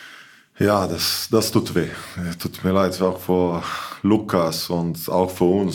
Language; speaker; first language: German; non-native, learner; Slovenian